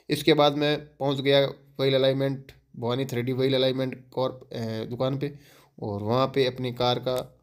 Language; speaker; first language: Hindi; native; Hindi